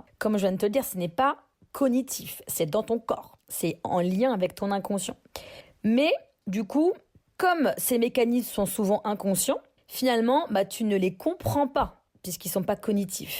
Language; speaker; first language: French; native; French